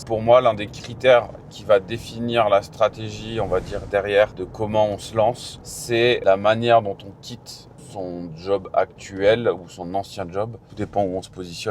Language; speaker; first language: French; native; French